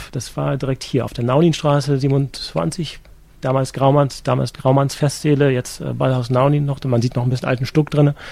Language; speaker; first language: German; native; German